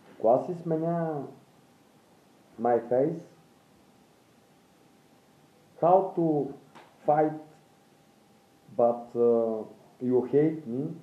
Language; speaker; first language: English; non-native, learner; Bulgarian